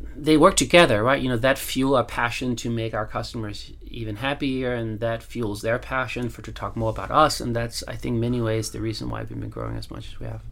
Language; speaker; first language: English; non-native, fluent; Danish